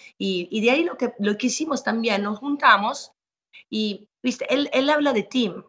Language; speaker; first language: Spanish; non-native, fluent; Italian